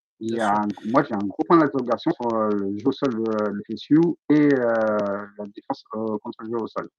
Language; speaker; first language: French; native; French